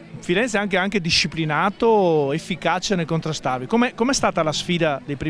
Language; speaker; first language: Italian; native; Italian